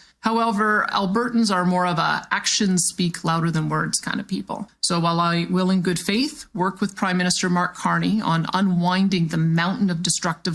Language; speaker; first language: English; native; English